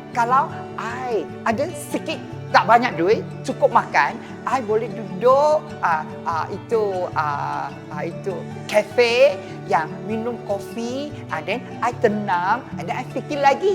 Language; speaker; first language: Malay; non-native, local second language; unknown